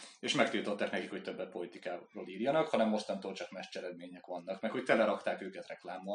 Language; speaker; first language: Hungarian; native; Hungarian